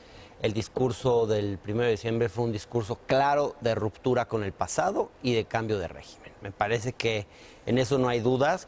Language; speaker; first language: Spanish; native; Spanish